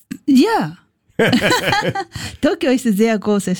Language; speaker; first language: German; non-native, learner; Japanese